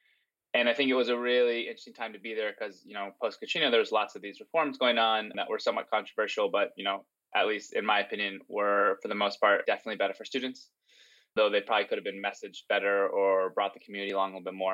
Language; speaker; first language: English; native; English